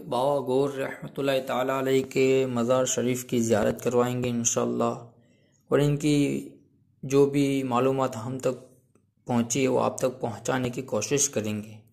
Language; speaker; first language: Urdu; non-native, local second language; Gujarati